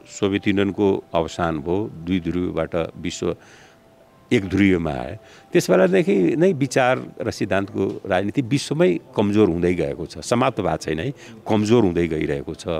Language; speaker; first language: Nepali; non-native, local second language; Bhojpuri